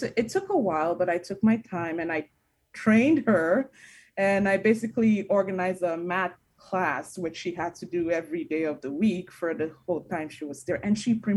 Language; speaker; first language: English; non-native, local second language; Igbo